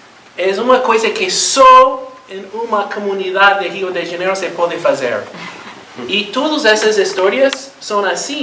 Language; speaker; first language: Portuguese; non-native, learner; Spanish